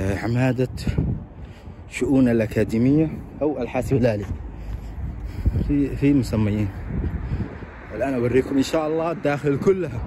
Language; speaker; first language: Arabic; non-native, local second language; Somali